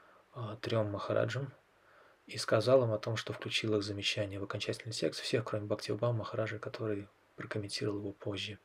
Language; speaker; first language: Russian; native; Russian